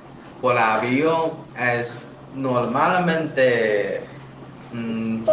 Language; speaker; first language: Spanish; non-native, learner; Chinese